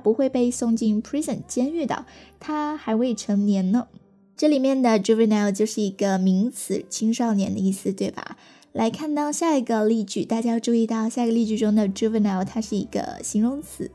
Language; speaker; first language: Chinese; native; Chinese